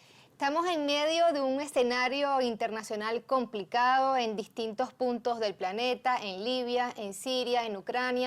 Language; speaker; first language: Spanish; native; Spanish